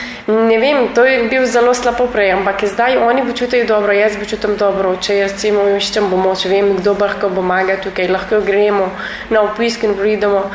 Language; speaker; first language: Slovenian; non-native, learner; Arabic